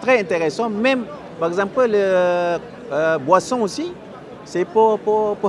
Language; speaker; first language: French; non-native, learner; Malay